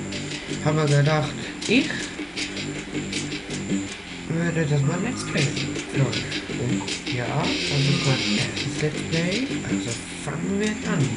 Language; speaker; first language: German; non-native, learner; Spanish